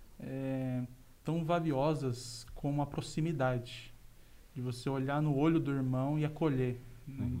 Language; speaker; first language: Portuguese; native; Portuguese